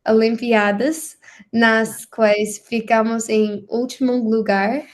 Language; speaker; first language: Portuguese; non-native, learner; English